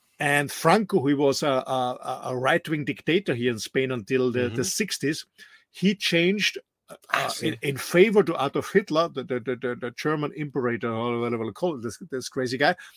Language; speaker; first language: English; non-native, fluent; German